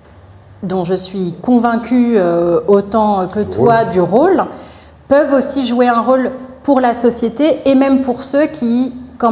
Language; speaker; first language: French; native; French